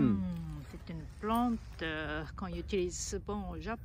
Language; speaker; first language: French; non-native, fluent; Japanese